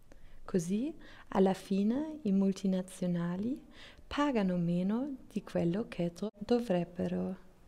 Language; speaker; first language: Italian; non-native, learner; German